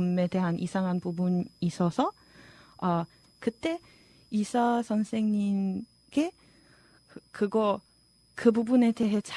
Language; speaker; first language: Korean; non-native, fluent; Serbian